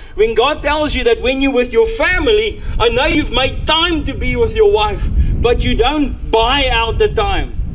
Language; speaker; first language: English; non-native, local second language; Afrikaans